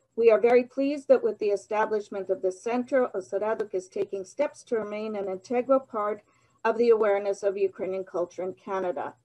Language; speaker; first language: English; early bilingual, other home language; Ukrainian